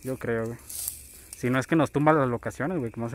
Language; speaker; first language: Spanish; native; Spanish